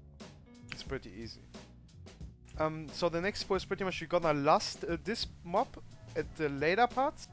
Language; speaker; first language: English; non-native, fluent; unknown